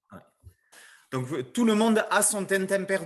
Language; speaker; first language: French; native; French